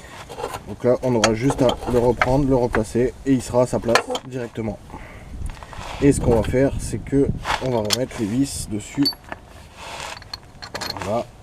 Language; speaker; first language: French; native; French